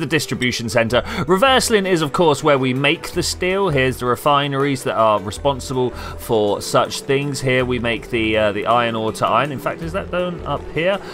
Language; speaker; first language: English; native; English